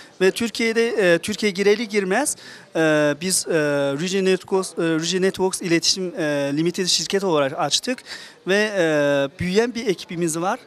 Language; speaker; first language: Turkish; non-native, fluent; Chinese